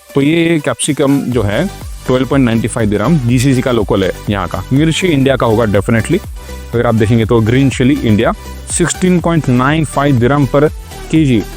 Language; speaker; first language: Hindi; non-native, local second language; Marathi